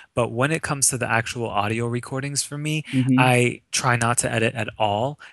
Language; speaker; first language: English; early bilingual, other home language; Arabic